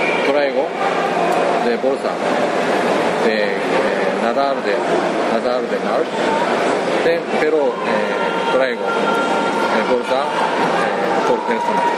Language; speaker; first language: Spanish; non-native, learner; Japanese